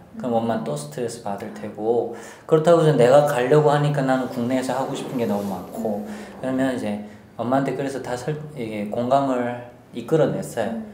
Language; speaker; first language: Korean; native; Korean